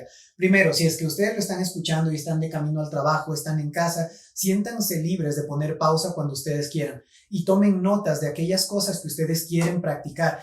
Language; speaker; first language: Spanish; native; Spanish